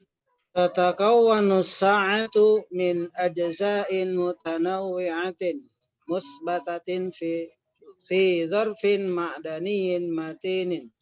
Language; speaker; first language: Arabic; non-native, learner; Indonesian